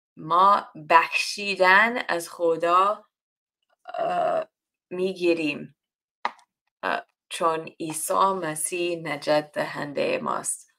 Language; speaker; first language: Persian; non-native, learner; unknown